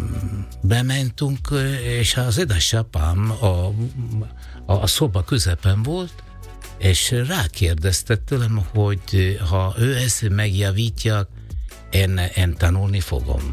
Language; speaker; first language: Hungarian; non-native, learner; Italian